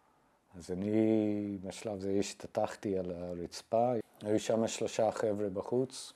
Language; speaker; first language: Hebrew; non-native, fluent; English